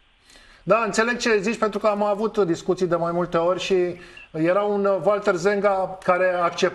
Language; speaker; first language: Romanian; native; Romanian